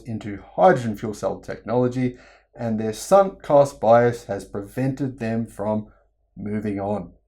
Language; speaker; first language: English; native; English